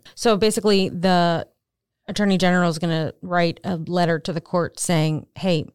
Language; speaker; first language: English; native; English